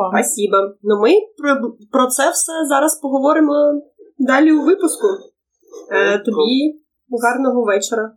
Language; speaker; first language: Ukrainian; non-native, local second language; Russian